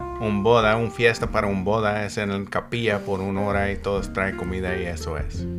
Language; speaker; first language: Spanish; non-native, learner; English